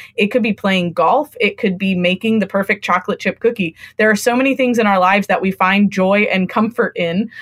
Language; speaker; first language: English; native; English